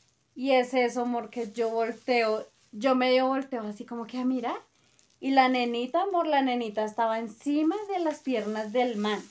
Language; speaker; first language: Spanish; native; Spanish